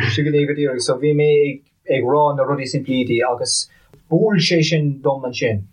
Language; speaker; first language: Irish; non-native, local second language; English